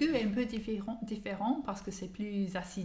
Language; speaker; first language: French; non-native, learner; English